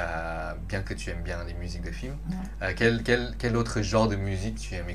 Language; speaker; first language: French; non-native, fluent; Lao